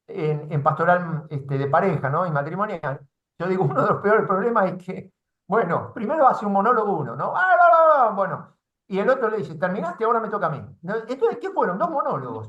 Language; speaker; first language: Spanish; native; Spanish